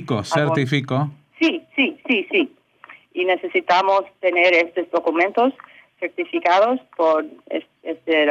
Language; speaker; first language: Spanish; early bilingual, heritage; English